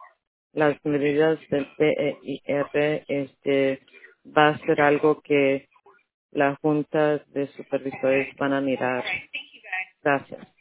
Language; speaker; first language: Spanish; early bilingual, heritage; Spanish